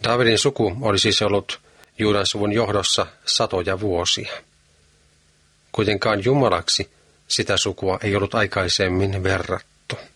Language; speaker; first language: Finnish; native; Finnish